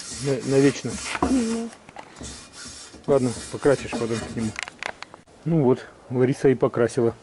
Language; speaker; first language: Russian; native; Russian